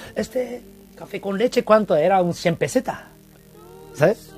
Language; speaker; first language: Spanish; non-native, learner; Japanese